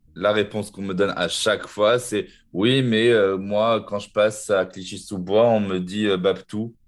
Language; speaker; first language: French; native; French